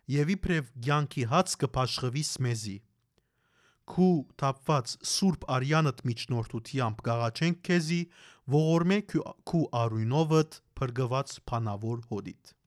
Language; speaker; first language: Armenian; early bilingual, heritage; Armenian